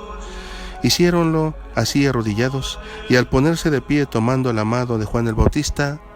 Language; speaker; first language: Spanish; native; Spanish